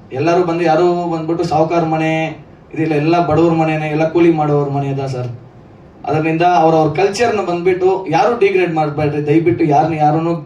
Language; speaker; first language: Kannada; non-native, local second language; Lambadi